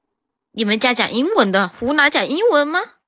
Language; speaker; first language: Chinese; non-native, fluent; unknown